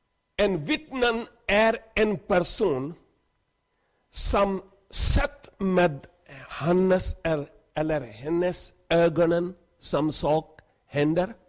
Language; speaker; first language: Swedish; non-native, learner; Urdu